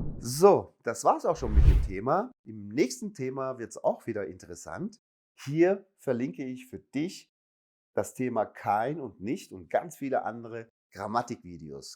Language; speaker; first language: German; non-native, fluent; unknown